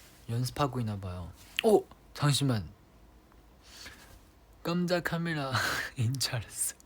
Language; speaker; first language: Korean; non-native, fluent; Chinese